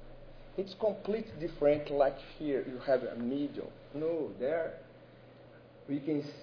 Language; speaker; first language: English; non-native, learner; Portuguese